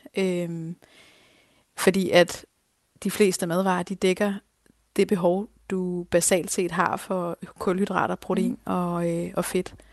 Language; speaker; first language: Danish; native; Danish